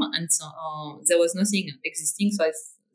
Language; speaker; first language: English; non-native, fluent; French